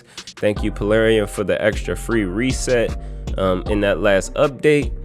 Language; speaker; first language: English; native; English